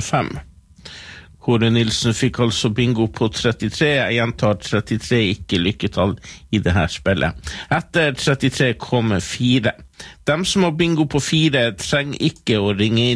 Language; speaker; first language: Norwegian; native; Norwegian